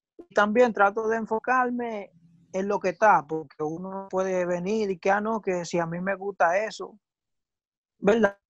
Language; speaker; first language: Spanish; native; Spanish